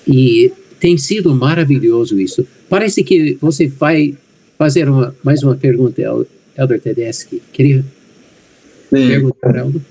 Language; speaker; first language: Portuguese; non-native, fluent; English